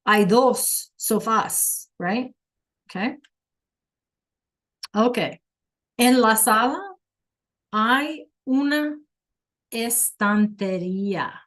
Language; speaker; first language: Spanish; non-native, fluent; English